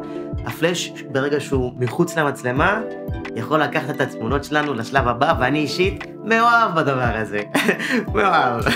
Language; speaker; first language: Hebrew; native; Hebrew